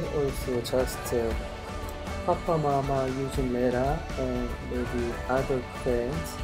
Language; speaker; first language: English; non-native, learner; Korean